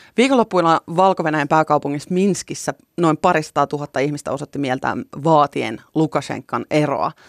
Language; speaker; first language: Finnish; native; Finnish